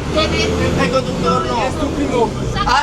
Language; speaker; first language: Spanish; native; Spanish